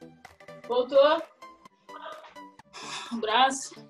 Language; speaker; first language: Portuguese; native; Portuguese